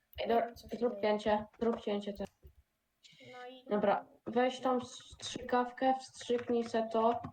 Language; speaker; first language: Polish; native; Polish